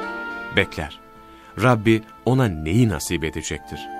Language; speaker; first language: Turkish; native; Turkish